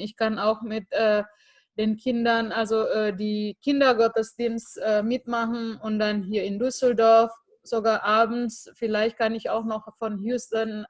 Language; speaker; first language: German; non-native, fluent; Indonesian